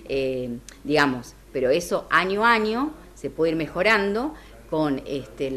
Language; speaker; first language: Spanish; native; Spanish